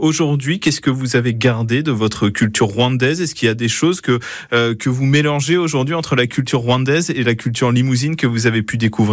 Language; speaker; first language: French; native; French